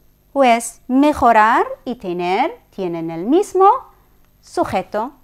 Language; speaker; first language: Spanish; non-native, fluent; Arabic